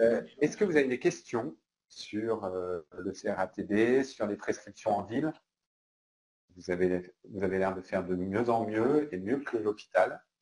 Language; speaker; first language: French; native; French